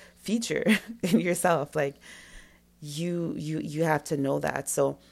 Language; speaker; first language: English; non-native, fluent; French